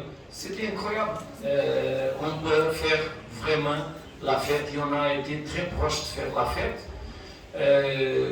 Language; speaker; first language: French; non-native, fluent; Portuguese